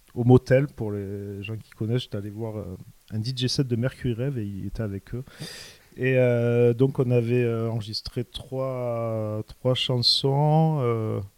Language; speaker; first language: French; native; French